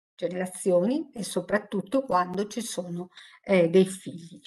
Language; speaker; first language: Italian; native; Italian